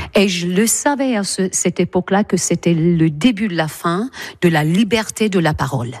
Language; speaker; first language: French; non-native, fluent; English